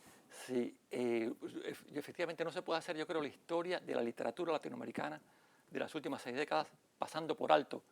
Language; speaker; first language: Spanish; native; Spanish